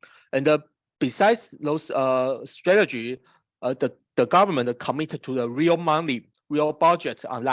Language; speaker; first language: English; non-native, fluent; Chinese